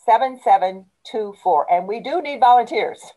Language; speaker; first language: English; native; English